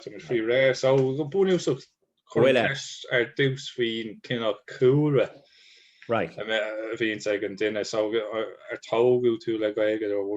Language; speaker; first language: Irish; non-native, local second language; English